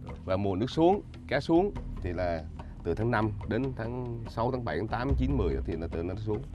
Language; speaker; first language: Vietnamese; native; Vietnamese